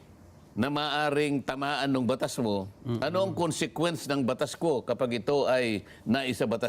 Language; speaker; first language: Filipino; native; Filipino